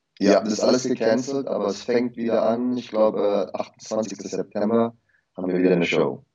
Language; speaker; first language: German; early bilingual, heritage; German